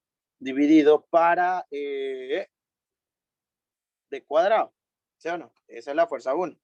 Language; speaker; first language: Spanish; native; Spanish